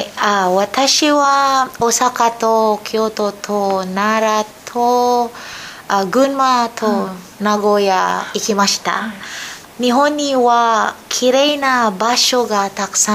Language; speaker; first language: Japanese; non-native, learner; Filipino